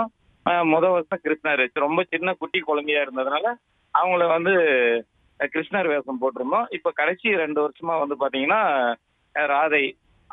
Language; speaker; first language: Tamil; native; Tamil